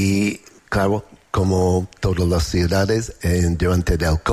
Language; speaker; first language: Spanish; non-native, learner; English